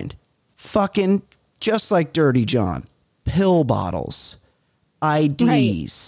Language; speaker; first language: English; native; English